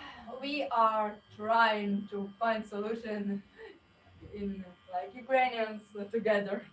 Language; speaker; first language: English; non-native, learner; Ukrainian